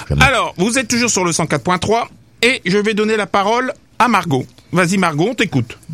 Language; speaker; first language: French; native; French